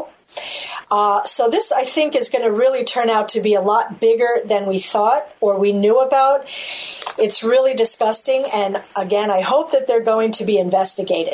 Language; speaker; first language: English; native; English